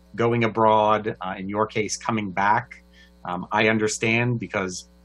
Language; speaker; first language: English; native; English